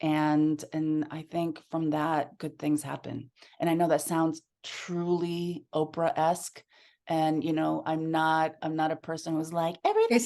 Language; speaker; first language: English; early bilingual, other home language; Spanish